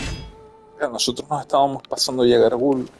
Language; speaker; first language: Spanish; native; Spanish